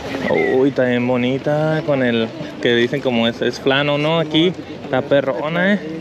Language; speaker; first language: Spanish; native; Spanish